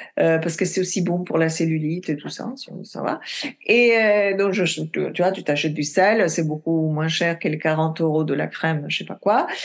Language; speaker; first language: French; non-native, fluent; Italian